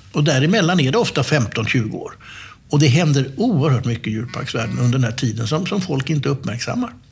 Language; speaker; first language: Swedish; native; Swedish